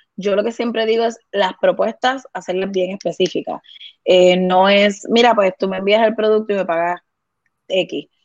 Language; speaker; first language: Spanish; native; Spanish